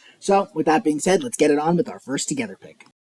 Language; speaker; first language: English; native; English